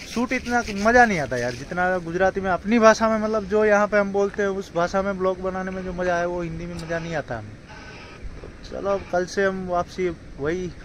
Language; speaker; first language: Hindi; non-native, local second language; Gujarati